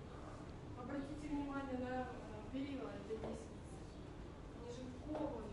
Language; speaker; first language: Russian; native; Russian